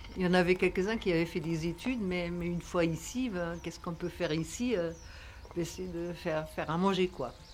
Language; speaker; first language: French; non-native, fluent; German